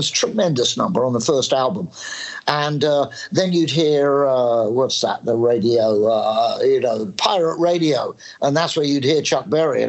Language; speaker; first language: English; native; English